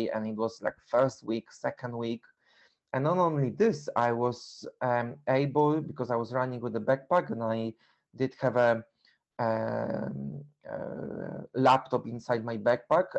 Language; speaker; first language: English; non-native, fluent; Polish